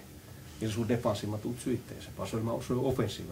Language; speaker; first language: French; non-native, learner; Finnish